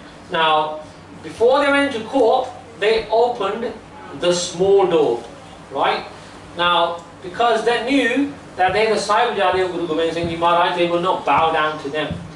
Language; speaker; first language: English; early bilingual, other home language; Punjabi